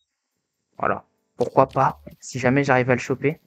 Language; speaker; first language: French; native; French